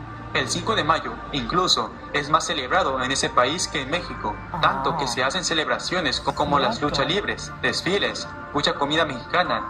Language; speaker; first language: Spanish; native; Spanish